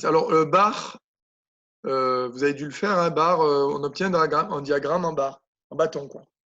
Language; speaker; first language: French; native; French